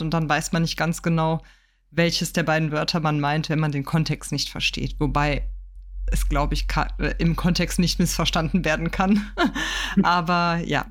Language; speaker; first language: German; native; German